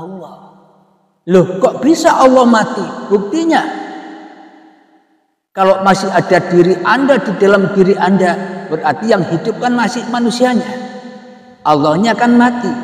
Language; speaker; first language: Indonesian; native; Indonesian